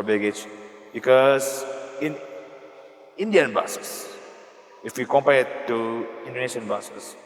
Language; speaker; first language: English; non-native, learner; Indonesian